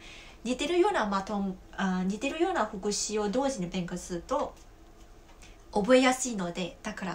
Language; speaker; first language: Japanese; non-native, fluent; Chinese